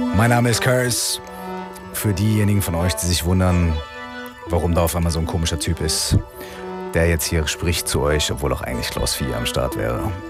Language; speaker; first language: German; native; German